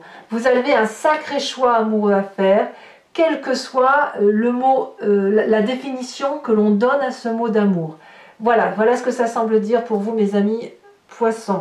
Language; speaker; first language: French; native; French